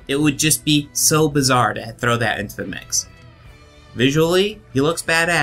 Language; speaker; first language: English; native; English